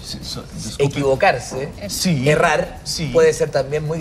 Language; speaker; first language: Spanish; native; Spanish